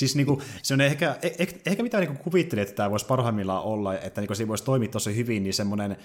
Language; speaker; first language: Finnish; native; Finnish